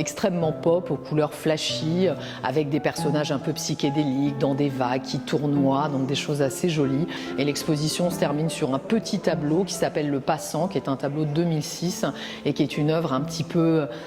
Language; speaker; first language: French; native; French